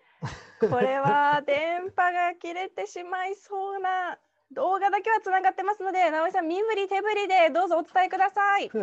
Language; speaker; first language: Japanese; native; Japanese